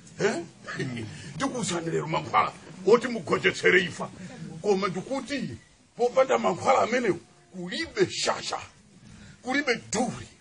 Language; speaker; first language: Nyanja; native; Nyanja